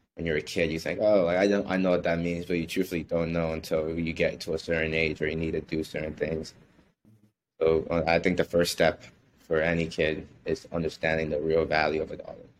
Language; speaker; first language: English; native; English